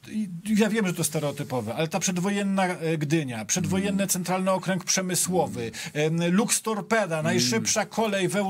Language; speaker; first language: Polish; native; Polish